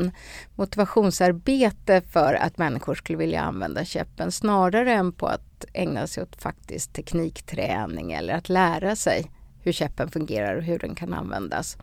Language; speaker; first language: Swedish; native; Swedish